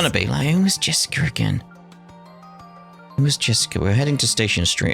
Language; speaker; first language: English; native; English